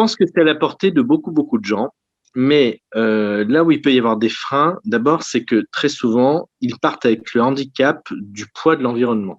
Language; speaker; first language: French; native; French